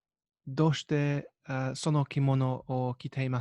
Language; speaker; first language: Japanese; non-native, learner; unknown